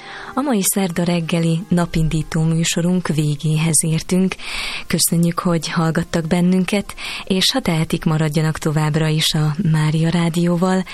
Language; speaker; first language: Hungarian; native; Hungarian